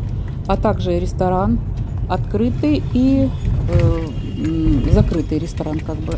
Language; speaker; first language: Russian; native; Russian